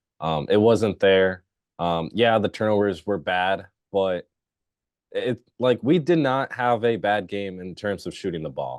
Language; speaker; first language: English; native; English